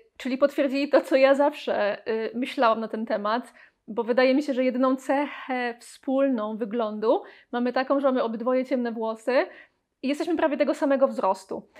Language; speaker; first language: Polish; native; Polish